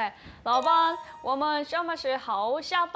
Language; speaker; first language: Chinese; non-native, learner; Korean